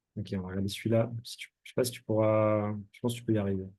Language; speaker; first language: French; native; French